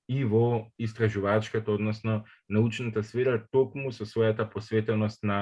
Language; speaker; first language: Macedonian; native; Macedonian